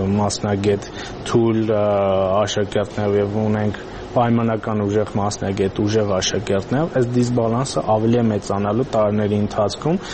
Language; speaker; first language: Armenian; native; Armenian